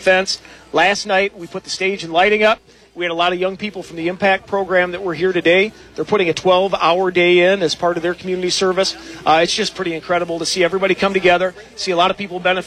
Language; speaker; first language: English; native; English